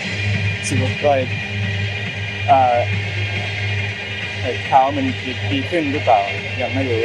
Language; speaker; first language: Thai; early bilingual, heritage; Thai